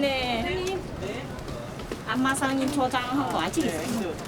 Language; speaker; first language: Korean; non-native, learner; Vietnamese